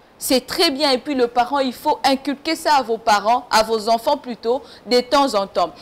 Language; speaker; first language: French; non-native, local second language; Lingala